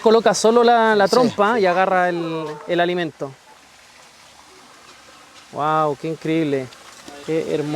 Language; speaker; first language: Spanish; native; Spanish